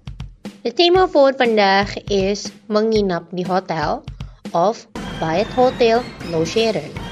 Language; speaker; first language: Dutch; non-native, learner; Indonesian